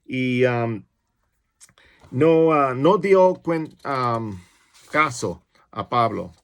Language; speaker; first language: Spanish; non-native, fluent; English